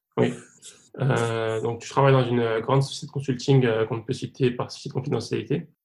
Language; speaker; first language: French; native; French